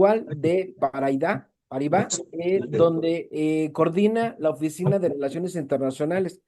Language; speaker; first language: Spanish; native; Spanish